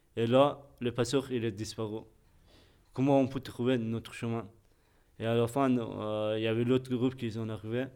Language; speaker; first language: French; non-native, fluent; Persian